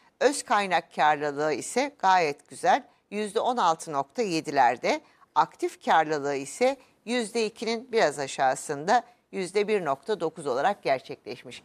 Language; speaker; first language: Turkish; native; Turkish